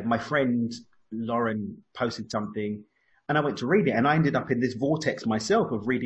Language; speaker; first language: English; native; English